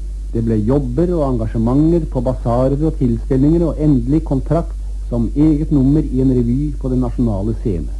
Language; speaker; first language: Norwegian; native; Norwegian